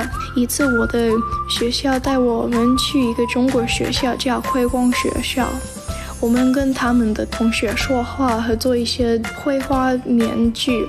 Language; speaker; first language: Chinese; non-native, learner; English